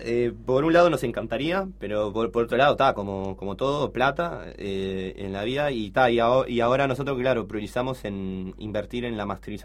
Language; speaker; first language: Spanish; native; Spanish